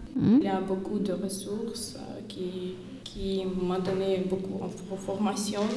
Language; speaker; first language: French; non-native, fluent; Ukrainian